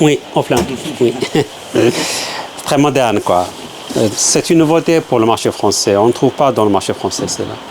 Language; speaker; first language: French; non-native, fluent; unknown